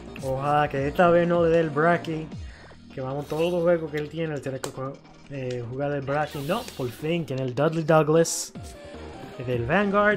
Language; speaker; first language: Spanish; non-native, learner; English